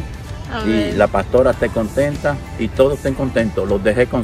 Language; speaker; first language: Spanish; native; Spanish